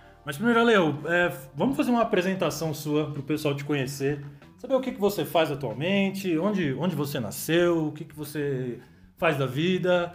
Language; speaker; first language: Portuguese; native; Portuguese